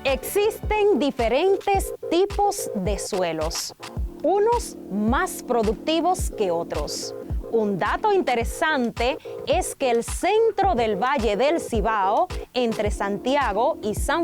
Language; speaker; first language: Spanish; native; Spanish